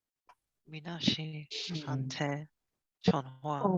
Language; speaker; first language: Korean; non-native, learner; Cantonese